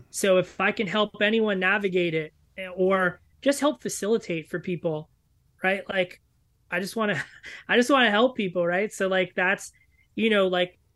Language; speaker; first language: English; native; English